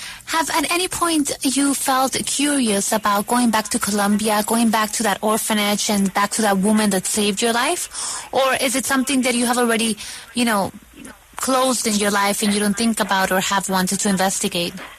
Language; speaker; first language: English; non-native, fluent; Spanish